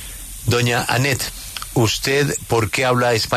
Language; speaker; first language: Spanish; native; Spanish